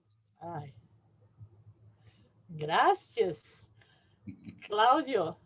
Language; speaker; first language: Spanish; non-native, learner; Portuguese